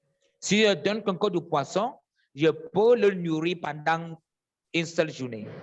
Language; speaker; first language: French; non-native, fluent; English